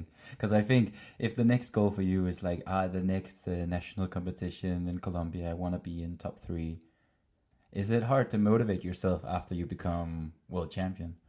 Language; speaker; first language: English; non-native, fluent; Danish